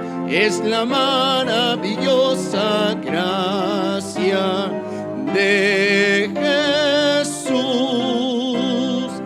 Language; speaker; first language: Spanish; native; Spanish